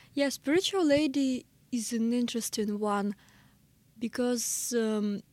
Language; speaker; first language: English; non-native, fluent; Russian